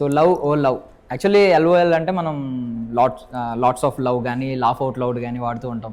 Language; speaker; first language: Telugu; native; Telugu